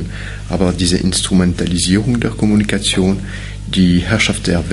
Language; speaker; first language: German; non-native, fluent; French